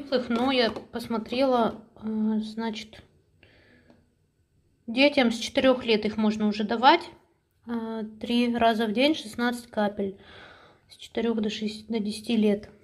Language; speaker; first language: Russian; native; Russian